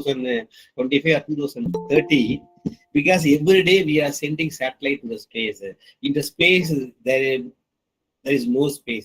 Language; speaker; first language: English; non-native, local second language; Tamil